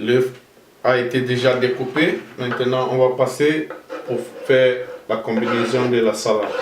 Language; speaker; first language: French; non-native, fluent; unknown